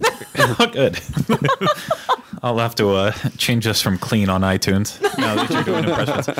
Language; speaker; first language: English; native; English